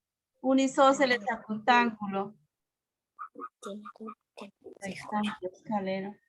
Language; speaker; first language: Spanish; native; Spanish